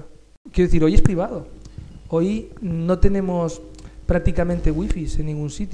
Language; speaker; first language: Spanish; native; Spanish